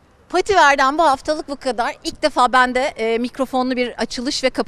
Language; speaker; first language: Turkish; native; Turkish